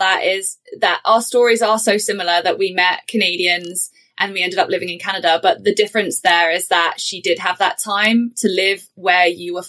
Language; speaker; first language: English; native; English